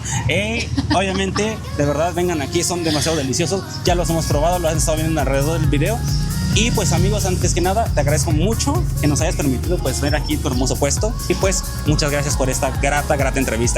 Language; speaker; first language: Spanish; native; Spanish